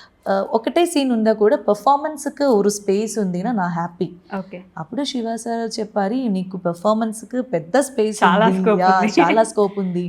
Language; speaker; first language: Telugu; non-native, learner; Malayalam